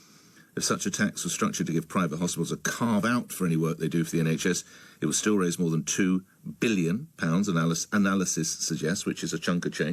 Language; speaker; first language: English; native; English